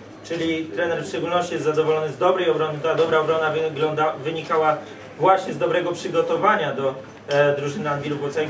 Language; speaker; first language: Polish; native; Polish